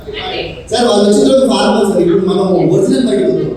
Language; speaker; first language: Telugu; native; Telugu